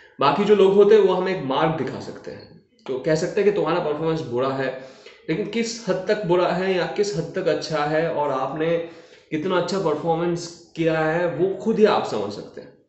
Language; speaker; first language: Hindi; non-native, local second language; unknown